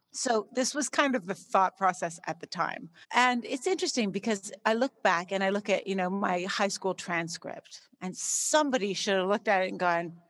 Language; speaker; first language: English; native; English